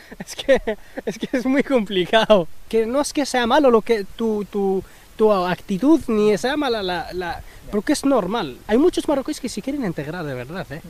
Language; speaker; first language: Spanish; early bilingual, other home language; Arabic